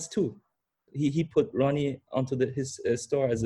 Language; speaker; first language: English; early bilingual, other home language; German